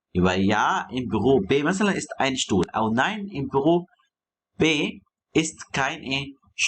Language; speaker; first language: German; non-native, fluent; Arabic